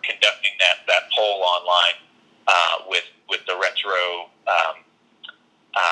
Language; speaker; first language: English; native; English